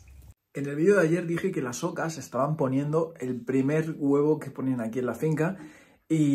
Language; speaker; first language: Spanish; native; Spanish